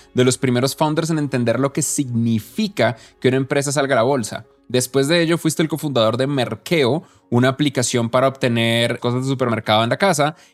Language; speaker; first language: Spanish; native; Spanish